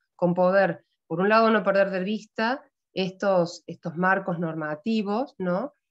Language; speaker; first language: Spanish; native; Spanish